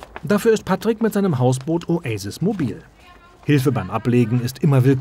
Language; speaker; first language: German; native; German